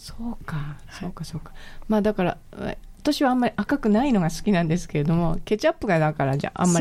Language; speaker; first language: Japanese; native; Japanese